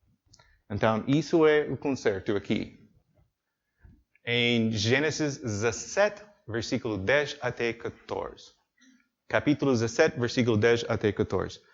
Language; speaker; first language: Portuguese; non-native, learner; English